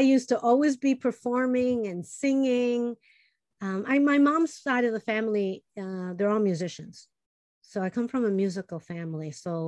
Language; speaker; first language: English; early bilingual, other home language; Spanish